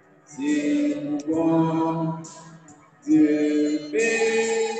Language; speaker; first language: French; non-native, local second language; Haitian Creole